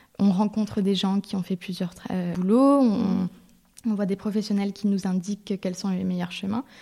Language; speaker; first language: French; early bilingual, heritage; French